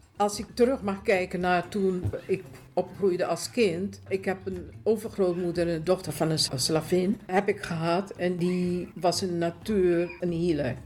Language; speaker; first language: Dutch; native; Dutch